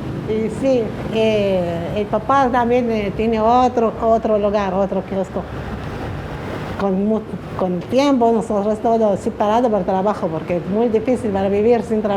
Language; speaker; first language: Spanish; non-native, learner; Arabic